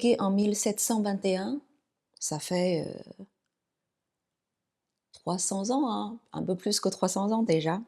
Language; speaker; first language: French; non-native, fluent; Chinese